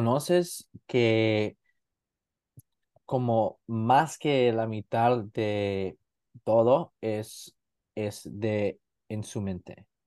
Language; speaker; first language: Spanish; non-native, learner; English